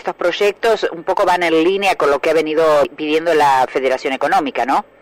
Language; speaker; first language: Spanish; native; Spanish